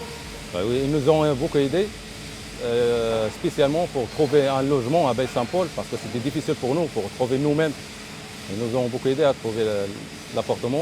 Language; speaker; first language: French; non-native, local second language; Arabic